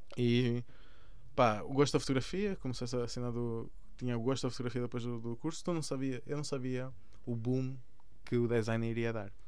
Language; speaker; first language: Portuguese; early bilingual, other home language; Spanish